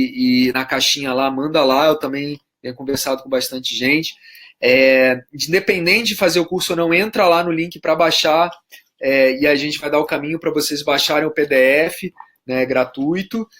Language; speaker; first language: Portuguese; native; Portuguese